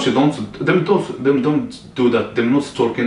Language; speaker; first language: English; non-native, learner; Arabic